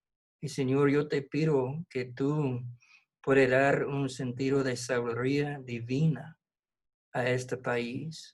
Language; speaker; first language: Spanish; non-native, fluent; English